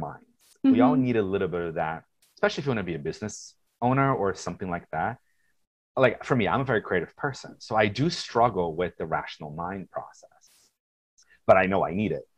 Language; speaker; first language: English; non-native, fluent; Portuguese